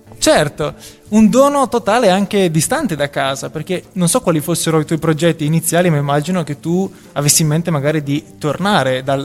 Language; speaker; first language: Italian; native; Italian